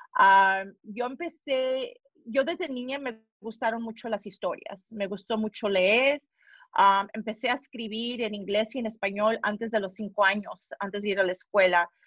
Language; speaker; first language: Spanish; early bilingual, heritage; Spanish